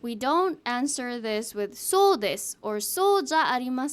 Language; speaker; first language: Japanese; non-native, fluent; Hiligaynon